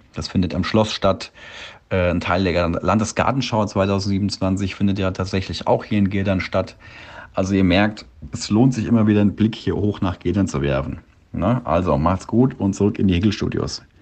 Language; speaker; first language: German; native; German